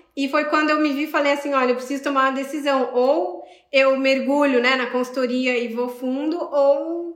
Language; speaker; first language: Portuguese; native; Portuguese